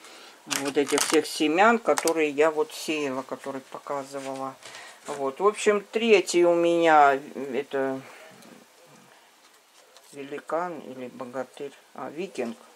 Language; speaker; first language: Russian; native; Russian